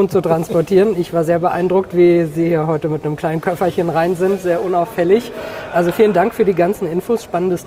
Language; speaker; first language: German; native; German